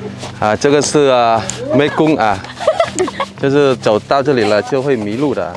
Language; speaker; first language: Chinese; non-native, learner; Vietnamese